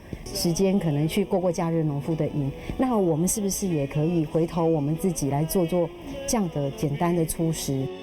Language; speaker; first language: Chinese; native; Chinese